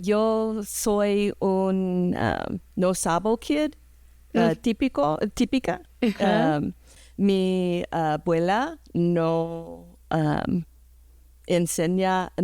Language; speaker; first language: Spanish; early bilingual, heritage; English